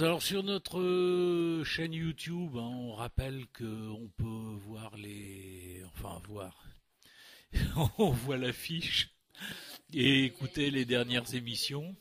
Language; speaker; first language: French; native; French